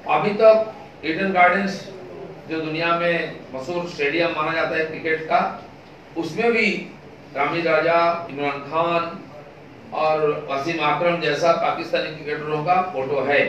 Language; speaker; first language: Hindi; non-native, local second language; Bangla